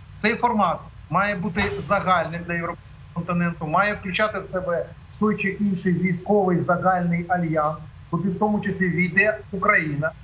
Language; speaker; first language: Ukrainian; native; Ukrainian